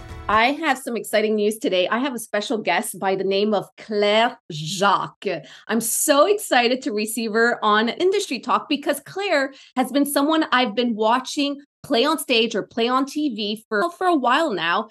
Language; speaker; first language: English; non-native, local second language; French